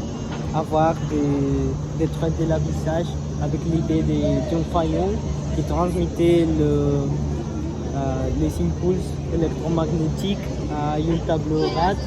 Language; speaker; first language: French; non-native, learner; Spanish